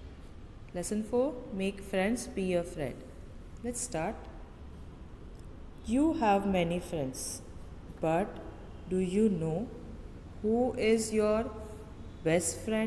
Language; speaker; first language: English; non-native, local second language; Hindi